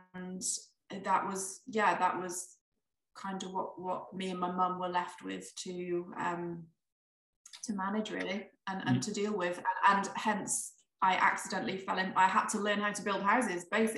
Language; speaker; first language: English; native; English